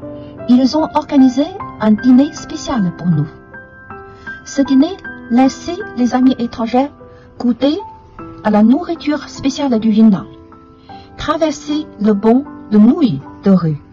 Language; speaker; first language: French; non-native, fluent; Chinese